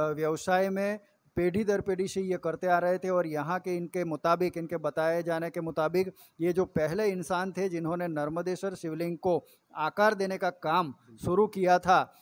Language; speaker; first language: Hindi; non-native, local second language; Gujarati